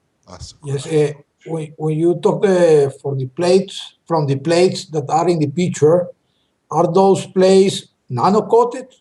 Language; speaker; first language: English; non-native, learner; Spanish